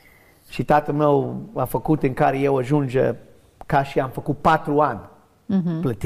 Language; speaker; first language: Romanian; non-native, learner; English